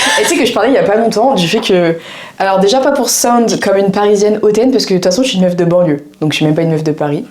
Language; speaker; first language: French; native; French